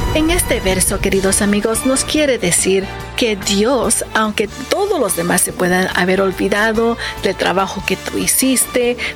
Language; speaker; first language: Spanish; native; Spanish